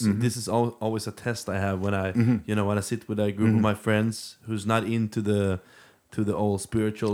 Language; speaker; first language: English; non-native, fluent; Swedish